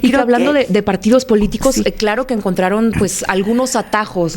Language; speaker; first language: Spanish; native; Spanish